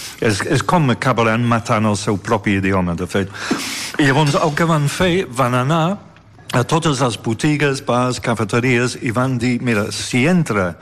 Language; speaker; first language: Catalan; non-native, fluent; English